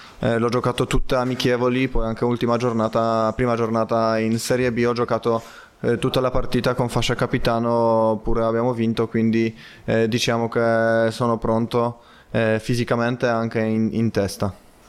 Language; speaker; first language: Italian; non-native, fluent; Polish